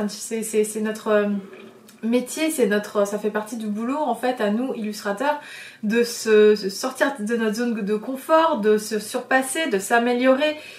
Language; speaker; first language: French; native; French